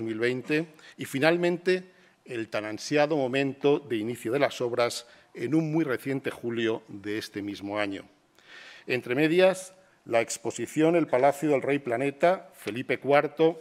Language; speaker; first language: Spanish; native; Spanish